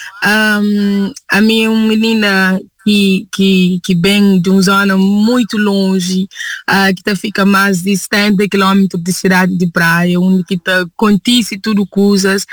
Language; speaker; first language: Portuguese; non-native, local second language; Kabuverdianu